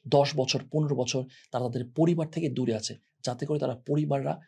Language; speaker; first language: Bangla; non-native, local second language; Sylheti